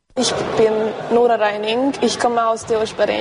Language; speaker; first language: German; non-native, local second language; Hungarian